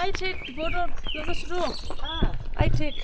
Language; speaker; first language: English; non-native, learner; Tibetan